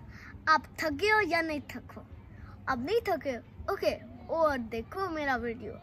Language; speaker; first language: Hindi; early bilingual, heritage; Urdu